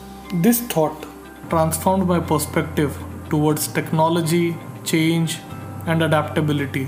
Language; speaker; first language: English; non-native, local second language; Hindi